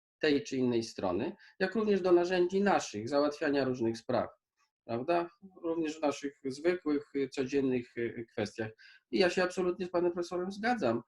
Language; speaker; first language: Polish; native; Polish